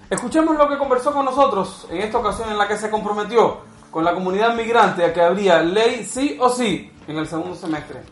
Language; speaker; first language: Spanish; native; Spanish